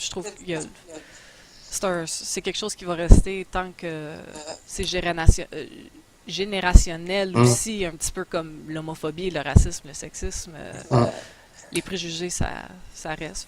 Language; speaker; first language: French; native; French